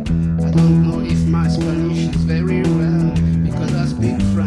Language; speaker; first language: English; non-native, learner; French